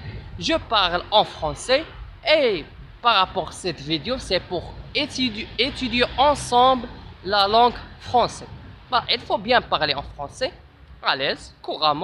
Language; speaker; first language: French; non-native, local second language; Arabic